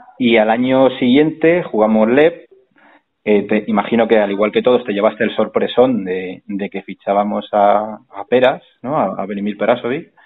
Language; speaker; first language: Spanish; native; Spanish